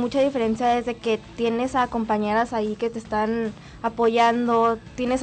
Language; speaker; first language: Spanish; native; Spanish